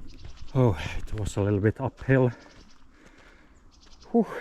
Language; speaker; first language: English; non-native, fluent; Swedish